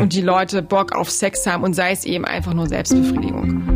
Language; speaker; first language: German; native; German